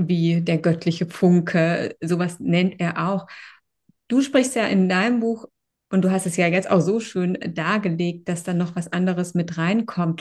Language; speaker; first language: German; native; German